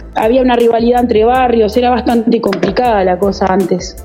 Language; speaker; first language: Spanish; native; Spanish